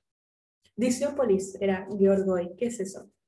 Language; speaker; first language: Spanish; native; Spanish